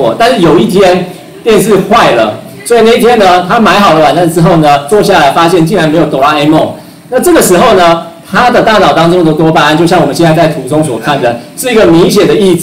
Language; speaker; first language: Chinese; native; Chinese